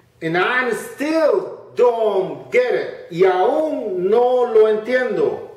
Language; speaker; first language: English; non-native, fluent; Spanish